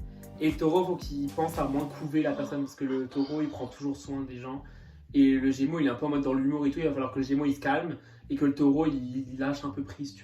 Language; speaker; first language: French; native; French